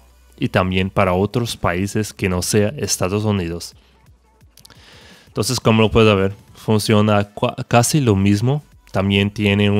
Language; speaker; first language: Spanish; non-native, fluent; Portuguese